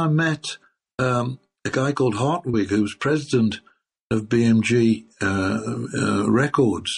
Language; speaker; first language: English; native; English